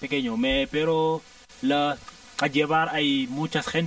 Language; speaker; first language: Spanish; non-native, learner; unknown